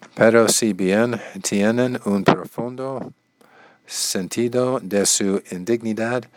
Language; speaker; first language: Spanish; non-native, learner; English